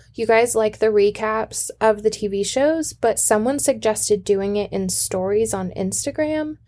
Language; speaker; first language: English; native; English